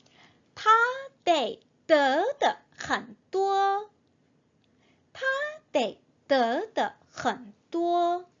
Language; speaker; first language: Chinese; non-native, fluent; Korean